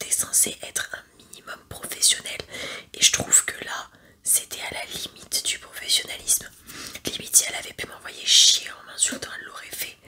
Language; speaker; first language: French; native; French